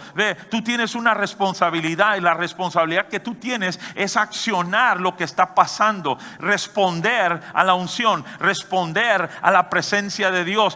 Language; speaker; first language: Spanish; native; Spanish